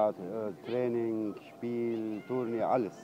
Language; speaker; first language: German; non-native, learner; Turkish